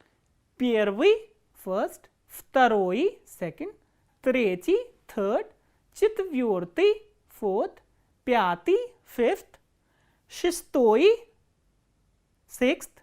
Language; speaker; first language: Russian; non-native, fluent; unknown